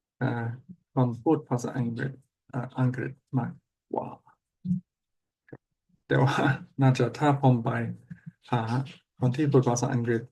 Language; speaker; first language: Thai; non-native, learner; English